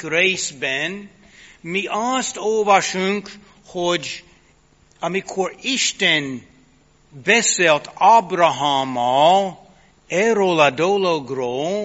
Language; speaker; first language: Hungarian; non-native, fluent; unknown